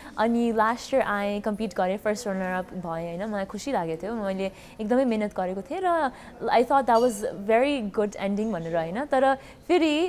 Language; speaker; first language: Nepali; early bilingual, heritage; Nepali